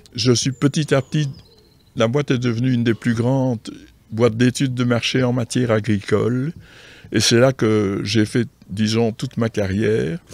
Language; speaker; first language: French; native; French